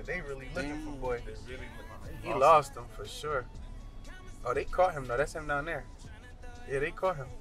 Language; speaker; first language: English; early bilingual, other home language; Haitian Creole